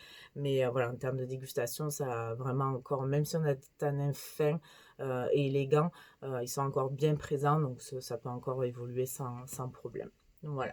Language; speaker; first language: French; native; French